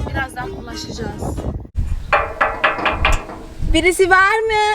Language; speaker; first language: Turkish; non-native, fluent; Portuguese